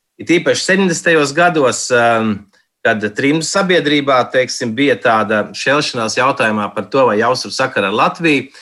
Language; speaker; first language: Latvian; early bilingual, heritage; Latvian